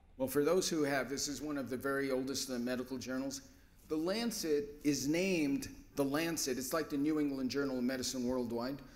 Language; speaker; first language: English; native; English